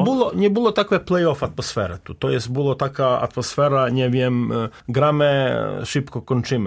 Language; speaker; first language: Polish; non-native, learner; Serbian